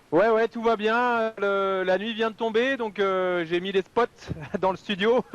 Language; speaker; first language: French; native; French